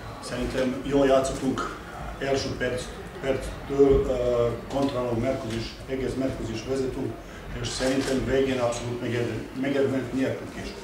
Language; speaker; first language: Hungarian; non-native, learner; Serbian